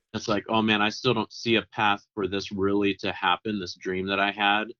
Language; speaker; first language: English; native; English